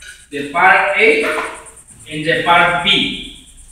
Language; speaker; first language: English; non-native, learner; Spanish